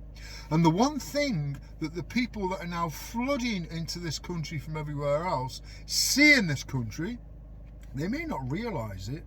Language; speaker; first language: English; native; English